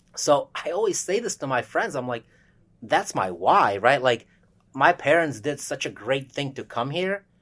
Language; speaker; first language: English; early bilingual, other home language; Russian